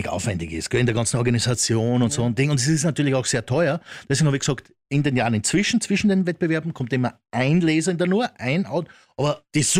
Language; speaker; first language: German; native; German